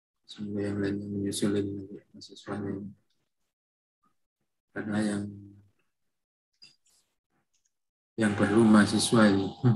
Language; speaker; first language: Indonesian; non-native, local second language; Javanese